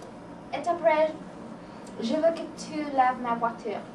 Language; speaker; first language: French; non-native, learner; English